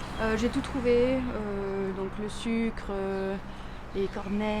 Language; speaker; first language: French; native; French